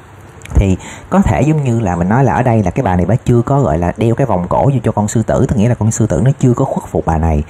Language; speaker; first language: Vietnamese; native; Vietnamese